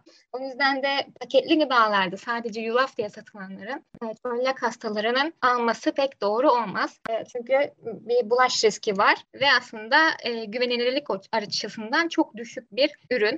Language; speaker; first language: Turkish; native; Turkish